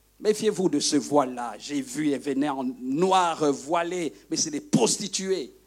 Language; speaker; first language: French; non-native, local second language; Lingala